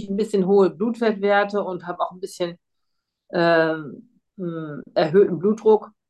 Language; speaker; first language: German; native; German